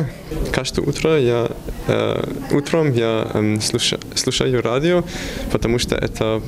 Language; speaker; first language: Russian; non-native, learner; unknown